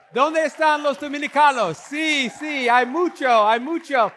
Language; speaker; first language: Spanish; non-native, learner; English